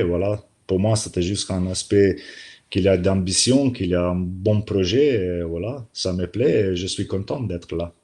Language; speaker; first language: French; non-native, learner; Slovenian